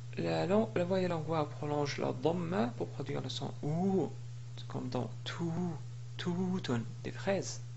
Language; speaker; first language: French; native; French